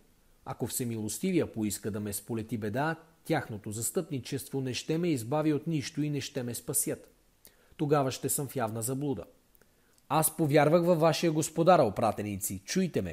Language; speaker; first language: Bulgarian; native; Bulgarian